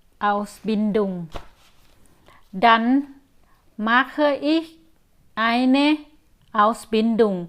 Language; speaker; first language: German; non-native, learner; Thai